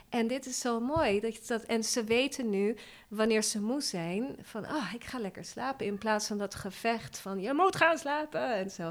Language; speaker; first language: Dutch; non-native, fluent; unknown